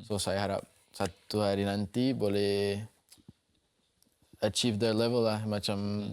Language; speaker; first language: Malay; non-native, local second language; English